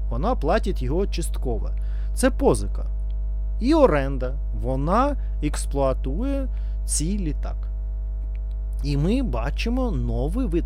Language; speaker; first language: Ukrainian; non-native, learner; Russian